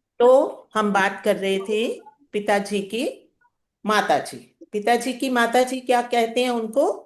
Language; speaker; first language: Hindi; native; Hindi